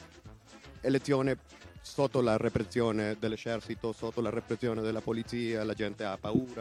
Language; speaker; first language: Italian; non-native, learner; Spanish